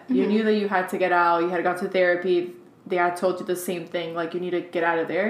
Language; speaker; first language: English; early bilingual, other home language; Spanish